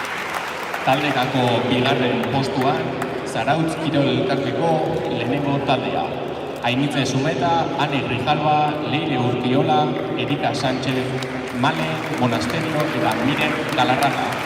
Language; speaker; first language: Basque; native; Basque